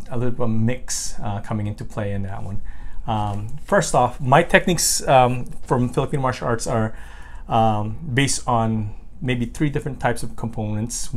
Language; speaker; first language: English; non-native, local second language; Filipino